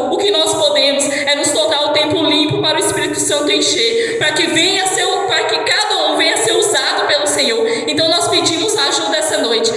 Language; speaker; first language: Portuguese; native; Portuguese